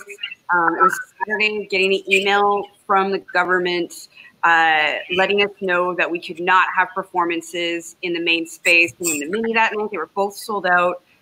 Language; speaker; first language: English; native; English